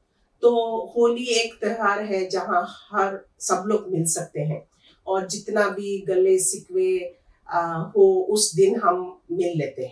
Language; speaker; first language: Hindi; non-native, local second language; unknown